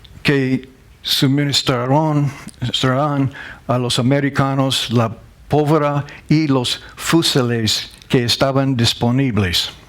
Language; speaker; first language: Spanish; non-native, learner; English